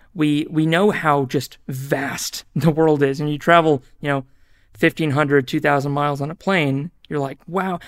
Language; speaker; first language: English; native; English